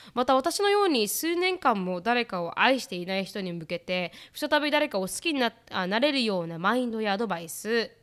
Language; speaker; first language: Japanese; native; Japanese